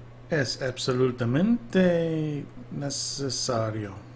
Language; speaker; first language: Spanish; non-native, learner; English